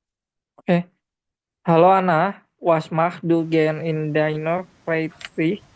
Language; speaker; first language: German; non-native, learner; Indonesian